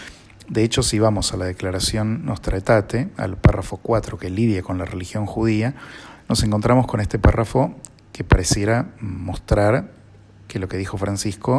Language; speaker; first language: Spanish; native; Spanish